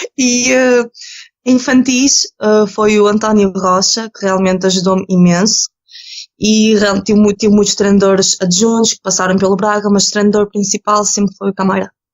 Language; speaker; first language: Portuguese; early bilingual, other home language; Ukrainian